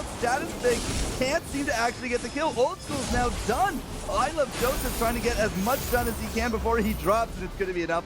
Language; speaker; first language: English; native; English